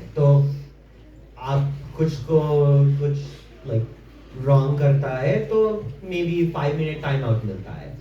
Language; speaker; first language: Hindi; early bilingual, heritage; English